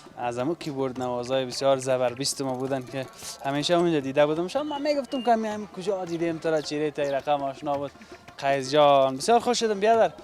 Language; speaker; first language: Persian; native; Persian